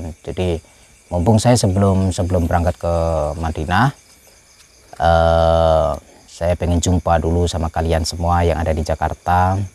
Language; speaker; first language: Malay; non-native, local second language; Javanese